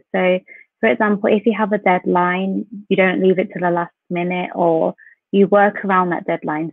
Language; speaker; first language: English; native; English